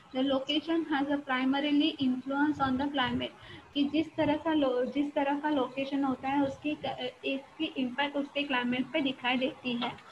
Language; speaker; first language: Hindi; non-native, local second language; Marathi